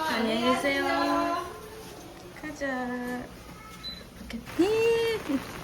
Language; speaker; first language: Korean; non-native, learner; Mongolian